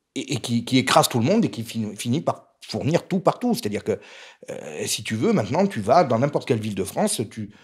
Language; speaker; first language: French; native; French